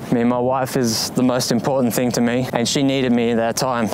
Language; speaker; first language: English; native; English